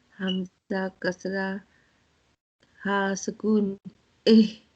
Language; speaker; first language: Arabic; non-native, learner; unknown